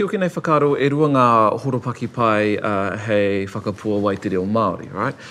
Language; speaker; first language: Māori; non-native, local second language; English